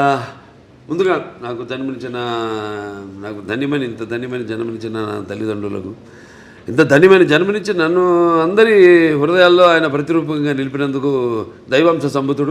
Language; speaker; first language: Telugu; native; Telugu